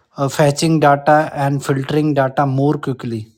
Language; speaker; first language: English; non-native, local second language; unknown